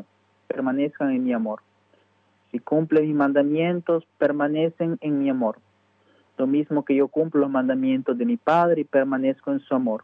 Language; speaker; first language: Spanish; native; Spanish